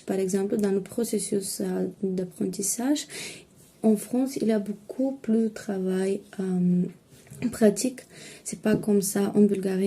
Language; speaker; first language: French; non-native, fluent; Bulgarian